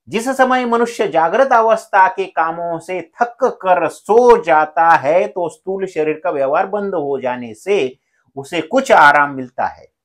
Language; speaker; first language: Hindi; non-native, local second language; Marathi